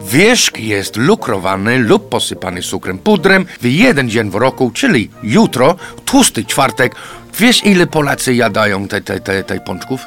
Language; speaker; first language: Polish; non-native, fluent; English